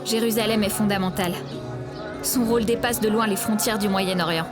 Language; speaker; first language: French; native; French